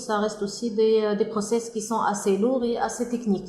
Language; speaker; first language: French; non-native, local second language; Arabic